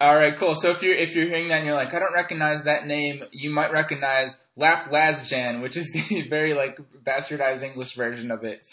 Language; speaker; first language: English; native; English